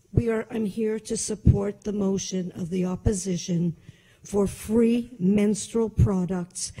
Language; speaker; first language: English; native; English